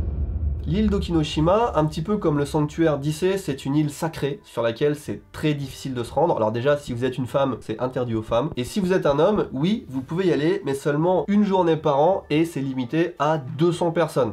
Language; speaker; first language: French; native; French